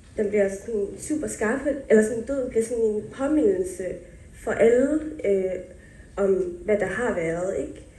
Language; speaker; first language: Danish; early bilingual, other home language; Somali